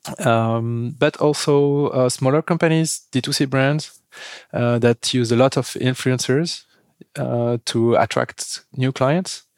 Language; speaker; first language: English; non-native, fluent; French